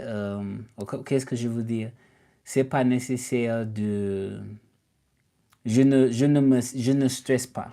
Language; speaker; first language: French; non-native, learner; English